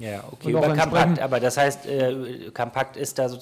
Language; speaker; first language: German; native; German